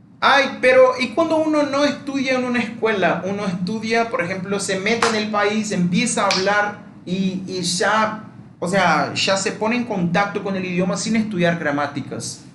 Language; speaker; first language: Spanish; non-native, fluent; Portuguese